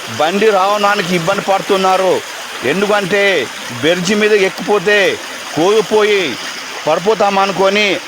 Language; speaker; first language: Telugu; non-native, local second language; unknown